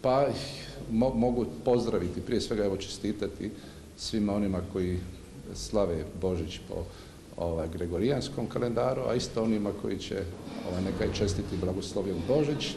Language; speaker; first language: Serbian; native; Serbian